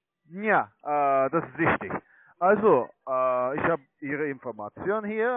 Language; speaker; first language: German; non-native, learner; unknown